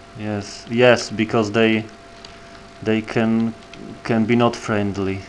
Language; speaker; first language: English; non-native, learner; Polish